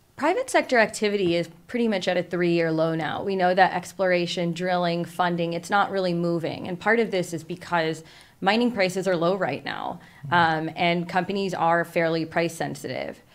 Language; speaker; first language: English; native; English